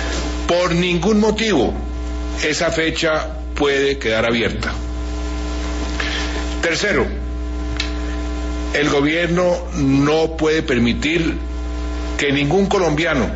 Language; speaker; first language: Spanish; native; Spanish